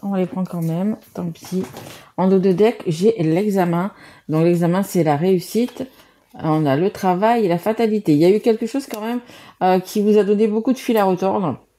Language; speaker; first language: French; native; French